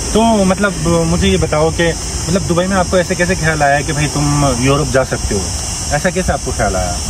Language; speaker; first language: Hindi; native; Hindi